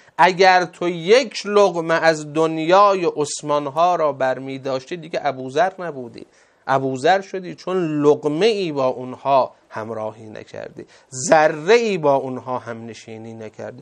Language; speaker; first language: Persian; native; Persian